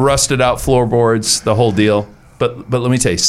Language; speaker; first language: English; native; English